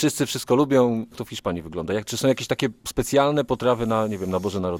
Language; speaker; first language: Polish; native; Polish